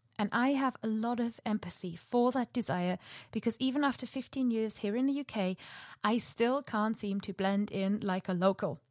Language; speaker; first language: English; non-native, fluent; German